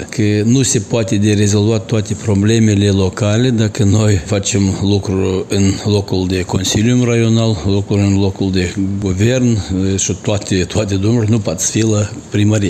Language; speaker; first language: Romanian; non-native, local second language; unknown